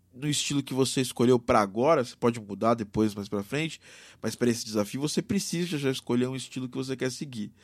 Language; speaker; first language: Portuguese; native; Portuguese